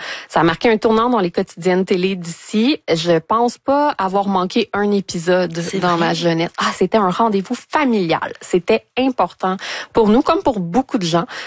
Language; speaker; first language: French; native; French